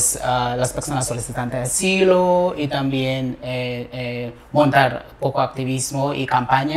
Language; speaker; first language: Spanish; non-native, learner; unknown